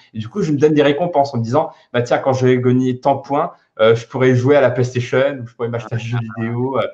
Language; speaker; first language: French; native; French